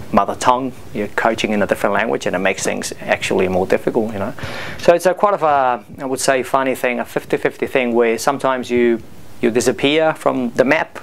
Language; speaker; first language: English; non-native, fluent; Spanish